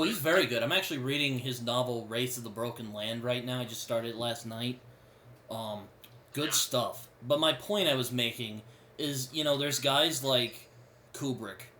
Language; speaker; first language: English; native; English